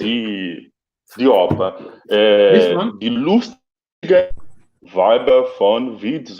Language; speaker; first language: German; non-native, learner; Portuguese